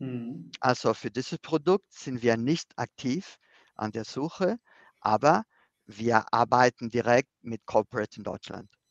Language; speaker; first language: German; non-native, fluent; Spanish